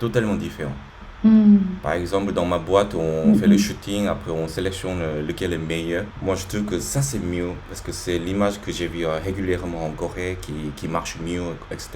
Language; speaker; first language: French; native; French